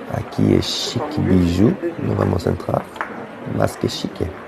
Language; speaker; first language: Portuguese; non-native, fluent; French